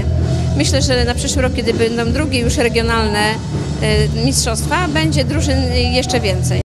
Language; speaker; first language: Polish; native; Polish